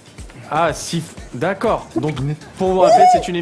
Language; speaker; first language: French; native; French